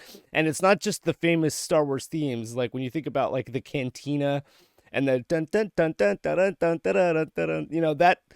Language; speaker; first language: English; native; English